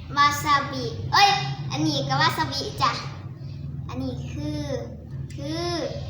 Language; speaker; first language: Thai; native; Thai